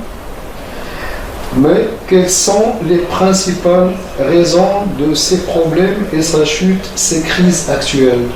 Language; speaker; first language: French; non-native, local second language; Arabic